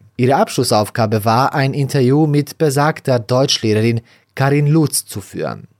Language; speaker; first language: German; native; German